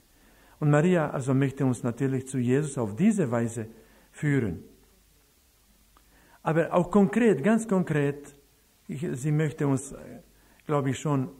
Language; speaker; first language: German; non-native, fluent; Croatian